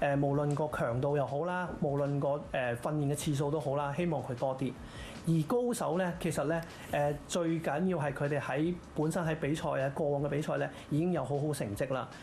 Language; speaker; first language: Cantonese; native; Cantonese